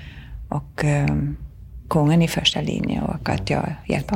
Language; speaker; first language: Swedish; non-native, fluent; German